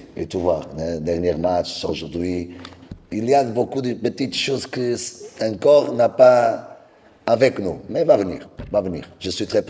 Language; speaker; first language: French; non-native, learner; Portuguese